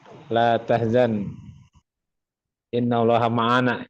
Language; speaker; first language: Arabic; non-native, learner; Indonesian